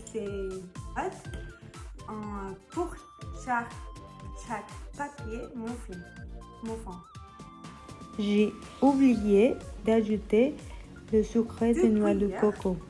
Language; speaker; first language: French; non-native, learner; Spanish